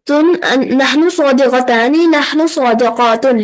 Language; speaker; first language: Arabic; non-native, learner; Urdu